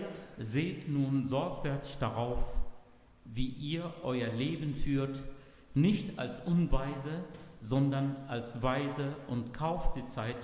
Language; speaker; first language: German; non-native, fluent; Arabic